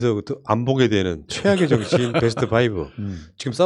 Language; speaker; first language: Korean; native; Korean